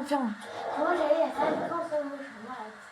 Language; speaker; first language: French; native; French